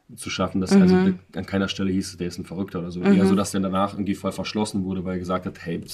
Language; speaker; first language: German; non-native, fluent; Russian